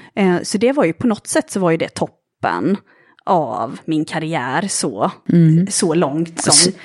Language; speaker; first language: Swedish; native; Swedish